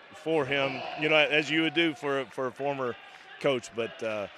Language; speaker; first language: English; native; English